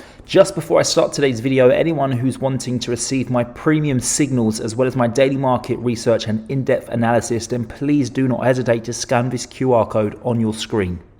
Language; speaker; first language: English; native; English